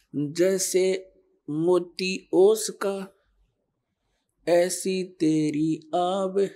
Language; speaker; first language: Hindi; native; Hindi